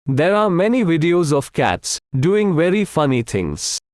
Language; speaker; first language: English; non-native, local second language; Hindi